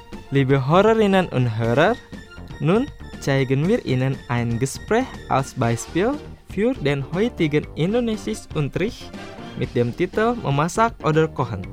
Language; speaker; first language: German; non-native, fluent; Indonesian